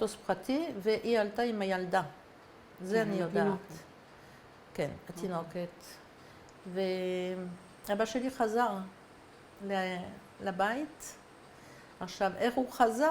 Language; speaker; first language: Hebrew; non-native, fluent; French